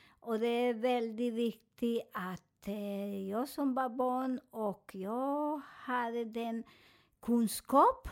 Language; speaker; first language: Swedish; non-native, fluent; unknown